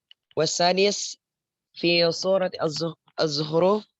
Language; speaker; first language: Arabic; non-native, learner; Indonesian